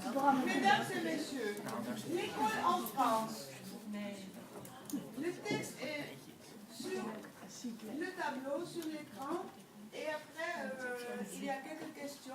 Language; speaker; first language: French; non-native, fluent; Dutch